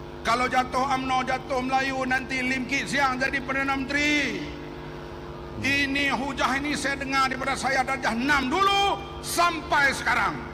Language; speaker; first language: Malay; native; Malay